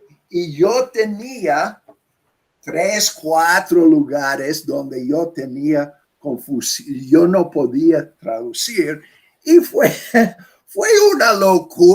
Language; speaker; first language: Spanish; non-native, fluent; English